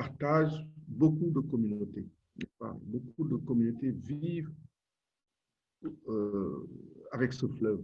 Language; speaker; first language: French; non-native, local second language; Wolof